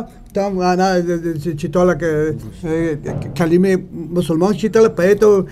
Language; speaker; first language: Russian; non-native, learner; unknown